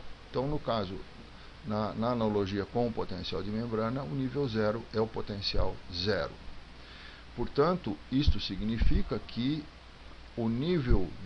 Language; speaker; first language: Portuguese; native; Portuguese